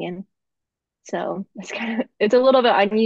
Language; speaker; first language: English; native; English